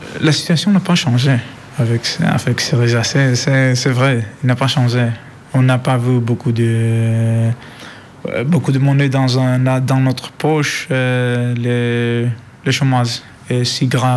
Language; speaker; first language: French; non-native, learner; Greek